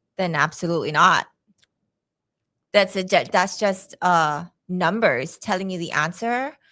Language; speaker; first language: English; native; English